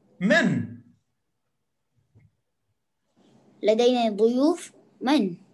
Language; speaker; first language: Arabic; non-native, learner; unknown